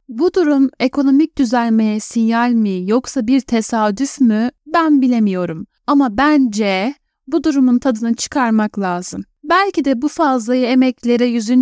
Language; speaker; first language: Turkish; native; Turkish